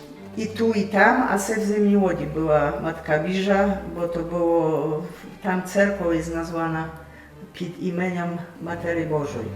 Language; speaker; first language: Polish; non-native, local second language; Rusyn